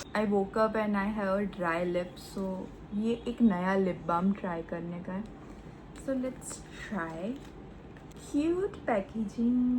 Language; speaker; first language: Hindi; non-native, local second language; Gujarati